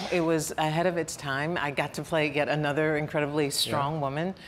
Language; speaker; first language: English; native; English